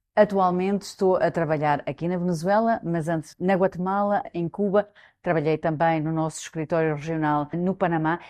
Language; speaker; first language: Portuguese; native; Portuguese